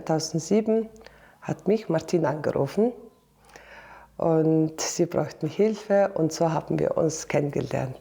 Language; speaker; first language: German; non-native, fluent; Mongolian